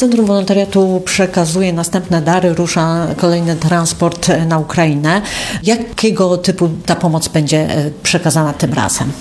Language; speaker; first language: Polish; native; Polish